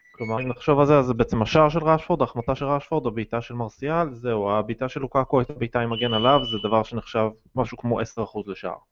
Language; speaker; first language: Hebrew; native; Hebrew